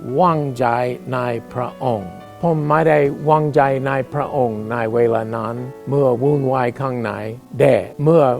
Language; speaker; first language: Thai; non-native, fluent; English